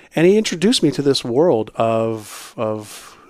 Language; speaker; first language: English; non-native, fluent; Hebrew